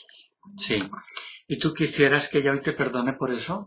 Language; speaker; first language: Spanish; native; Spanish